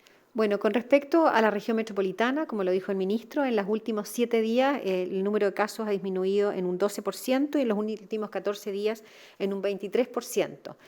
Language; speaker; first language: Spanish; native; Spanish